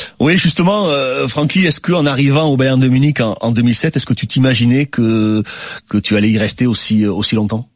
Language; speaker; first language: French; native; French